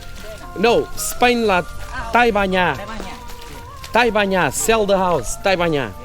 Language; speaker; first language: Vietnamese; non-native, learner; Portuguese